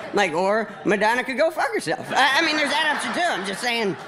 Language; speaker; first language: English; native; English